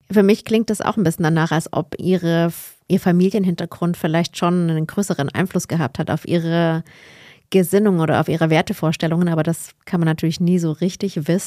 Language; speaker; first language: German; native; German